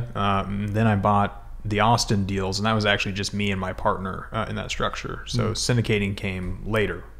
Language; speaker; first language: English; native; English